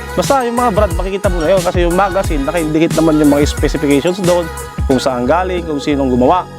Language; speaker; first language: Filipino; non-native, local second language; Iloko